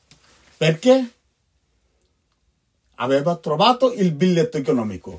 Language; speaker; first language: Italian; non-native, fluent; Bangla